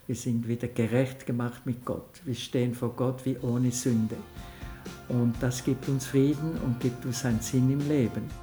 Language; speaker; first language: German; non-native, local second language; French